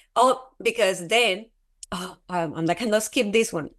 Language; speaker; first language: English; non-native, fluent; Spanish